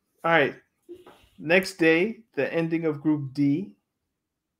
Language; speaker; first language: English; native; English